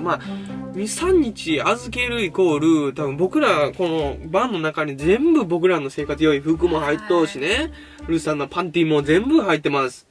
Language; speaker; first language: Japanese; native; Japanese